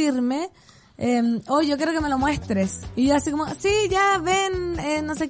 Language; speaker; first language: Spanish; native; Spanish